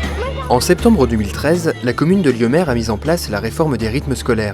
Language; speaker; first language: French; native; French